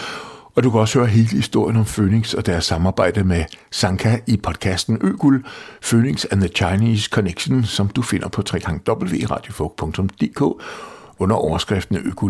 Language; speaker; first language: Danish; native; Danish